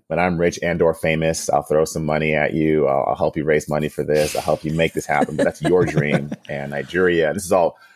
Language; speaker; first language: English; early bilingual, other home language; Yoruba